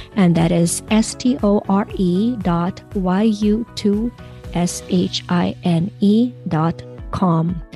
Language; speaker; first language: English; non-native, fluent; Ukrainian